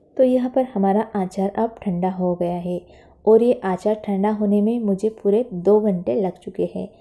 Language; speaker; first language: Hindi; non-native, local second language; Marathi